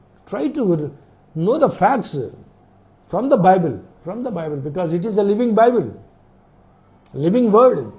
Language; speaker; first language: English; non-native, local second language; Telugu